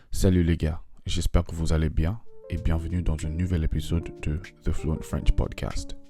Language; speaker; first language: French; non-native, fluent; English